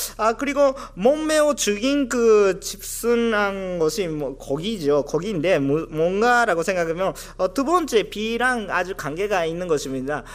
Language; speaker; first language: Korean; non-native, fluent; Japanese